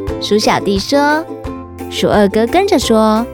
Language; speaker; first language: Chinese; native; Chinese